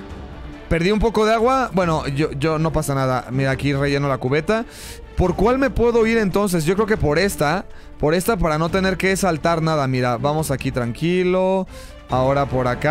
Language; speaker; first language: Spanish; native; Spanish